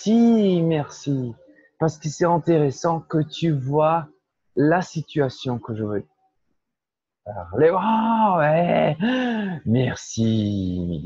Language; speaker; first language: French; non-native, fluent; Portuguese